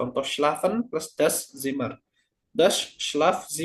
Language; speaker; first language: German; non-native, learner; Indonesian